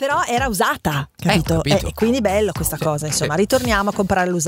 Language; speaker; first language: Italian; native; Italian